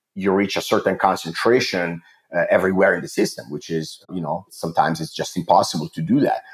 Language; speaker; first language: English; non-native, fluent; Italian